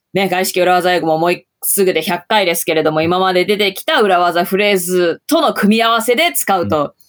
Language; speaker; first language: Japanese; native; Japanese